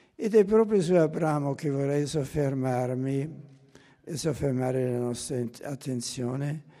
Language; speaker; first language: Italian; non-native, fluent; German